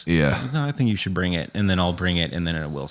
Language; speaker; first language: English; native; English